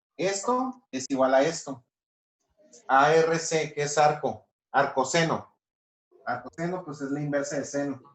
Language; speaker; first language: Spanish; native; Spanish